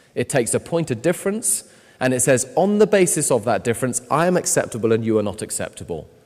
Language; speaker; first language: English; native; English